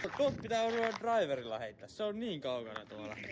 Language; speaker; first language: Finnish; native; Finnish